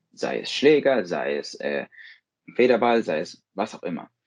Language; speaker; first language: German; non-native, fluent; Spanish